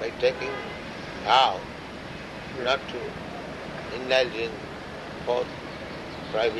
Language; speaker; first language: English; non-native, learner; Japanese